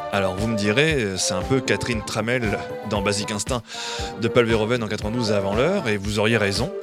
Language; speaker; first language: French; native; French